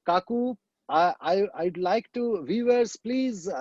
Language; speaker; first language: English; non-native, local second language; Bangla